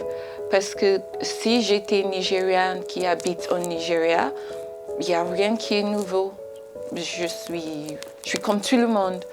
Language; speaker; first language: French; non-native, fluent; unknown